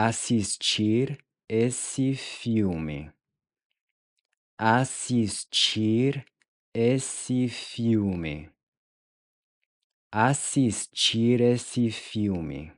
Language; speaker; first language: Portuguese; non-native, fluent; English